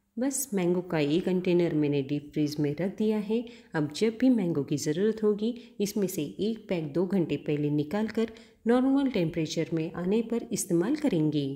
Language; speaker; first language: Hindi; non-native, local second language; Marathi